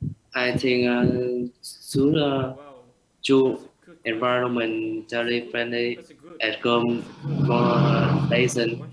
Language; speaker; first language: English; non-native, learner; Vietnamese